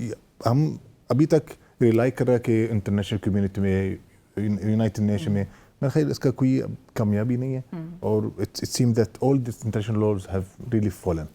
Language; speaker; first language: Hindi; non-native, fluent; Arabic